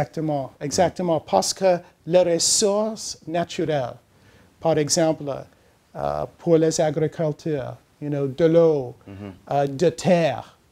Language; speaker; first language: French; non-native, learner; English